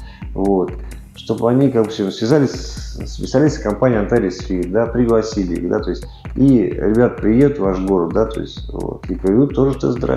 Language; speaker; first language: Russian; native; Russian